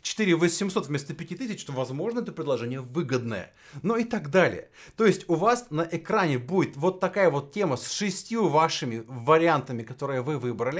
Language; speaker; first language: Russian; native; Russian